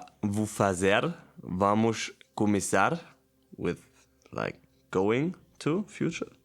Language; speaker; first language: Portuguese; non-native, learner; German